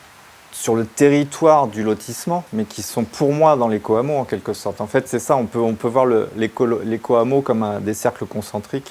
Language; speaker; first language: French; native; French